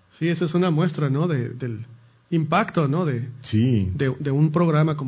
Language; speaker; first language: Spanish; native; Spanish